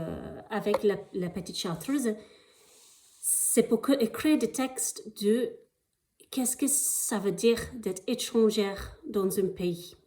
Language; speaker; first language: French; non-native, fluent; English